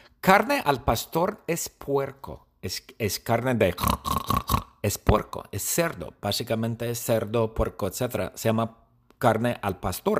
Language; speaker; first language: Spanish; non-native, learner; English